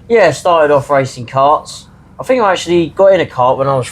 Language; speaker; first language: English; native; English